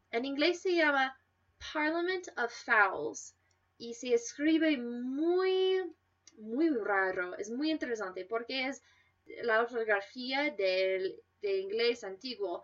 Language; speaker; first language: Spanish; non-native, fluent; English